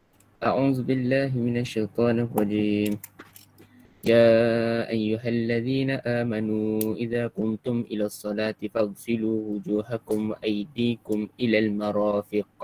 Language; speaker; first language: Arabic; non-native, learner; Malay